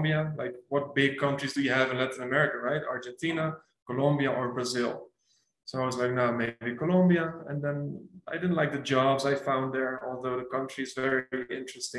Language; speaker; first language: English; non-native, fluent; Dutch